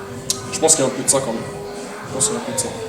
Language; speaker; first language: French; native; French